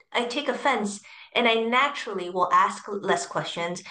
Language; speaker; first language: English; early bilingual, other home language; Cantonese